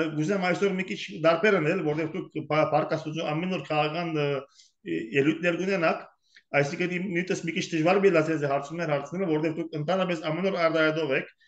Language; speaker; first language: Armenian; early bilingual, heritage; Armenian